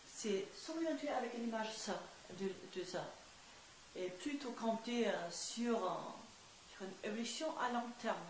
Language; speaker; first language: French; non-native, fluent; German